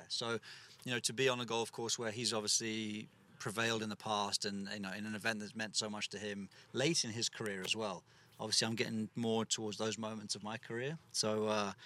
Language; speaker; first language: English; native; English